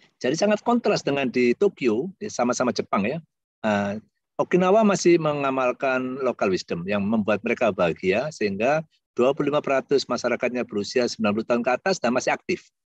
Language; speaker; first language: Indonesian; native; Indonesian